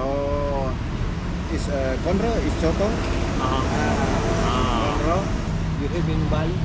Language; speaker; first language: English; non-native, learner; Indonesian